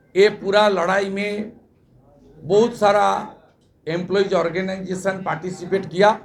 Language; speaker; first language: Hindi; non-native, local second language; Bangla